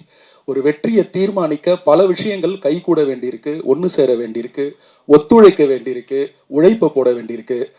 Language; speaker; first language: Tamil; native; Tamil